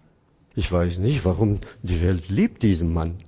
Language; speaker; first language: German; non-native, fluent; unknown